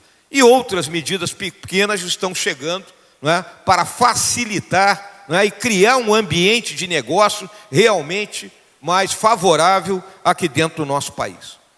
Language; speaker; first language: Portuguese; native; Portuguese